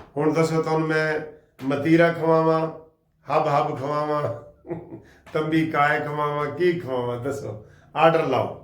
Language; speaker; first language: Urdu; non-native, local second language; Saraiki